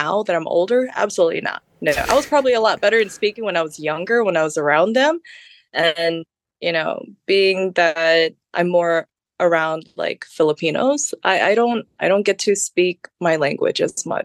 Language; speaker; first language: English; early bilingual, other home language; Khmer